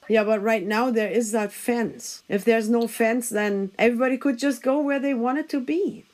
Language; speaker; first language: English; non-native, fluent; German